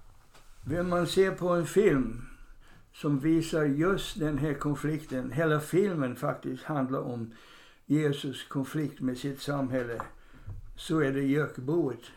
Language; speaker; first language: Swedish; non-native, fluent; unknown